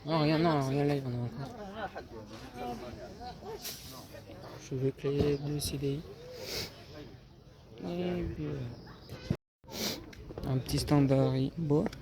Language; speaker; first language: French; native; French